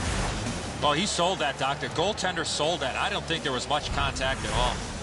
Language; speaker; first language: English; native; English